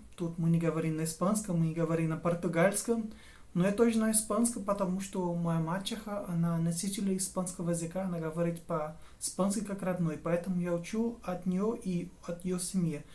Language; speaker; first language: Russian; non-native, fluent; Portuguese